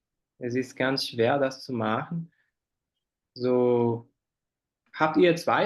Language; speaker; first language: German; non-native, fluent; Portuguese